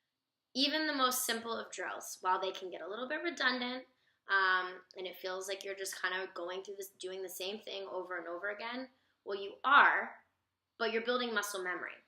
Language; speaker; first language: English; native; English